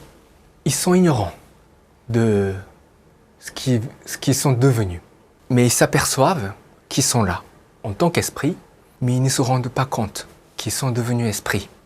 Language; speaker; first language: French; non-native, fluent; Japanese